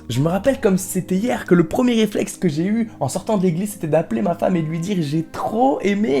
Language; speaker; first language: French; native; French